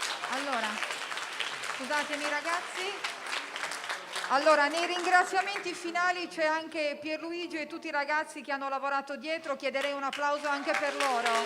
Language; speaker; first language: Italian; native; Italian